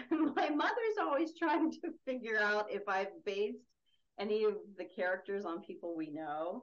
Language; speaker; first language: English; native; English